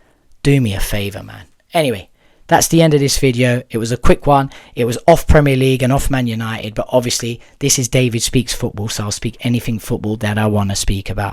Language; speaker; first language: English; native; English